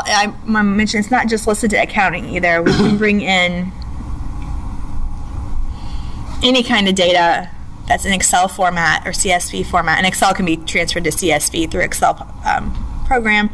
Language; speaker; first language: English; native; English